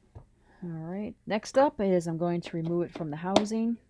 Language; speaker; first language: English; native; English